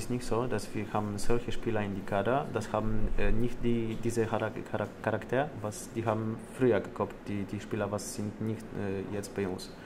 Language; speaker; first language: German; non-native, learner; Polish